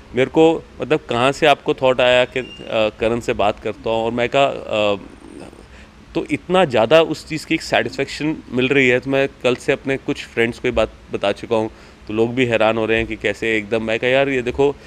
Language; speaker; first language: Hindi; native; Hindi